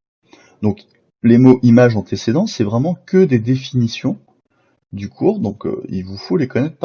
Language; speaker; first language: French; native; French